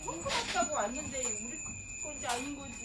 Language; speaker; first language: Korean; native; Korean